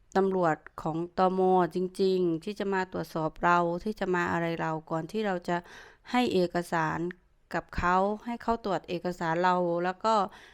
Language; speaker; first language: Thai; native; Thai